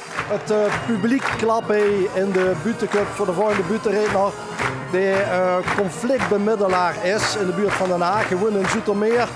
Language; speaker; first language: Dutch; native; Dutch